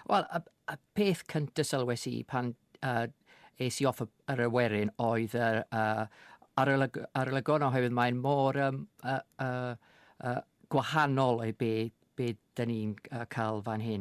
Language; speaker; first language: Welsh; non-native, fluent; English